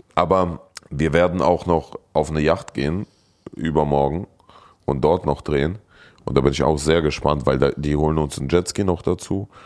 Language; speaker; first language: German; early bilingual, other home language; Russian